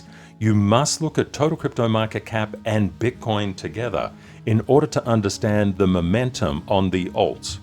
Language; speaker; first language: English; native; English